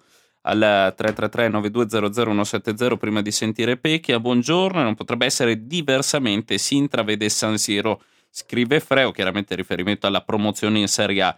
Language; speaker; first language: Italian; native; Italian